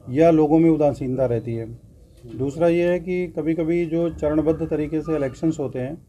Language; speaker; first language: Hindi; native; Hindi